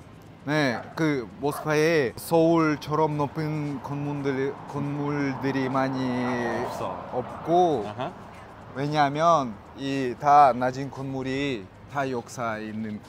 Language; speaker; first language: Korean; non-native, learner; Russian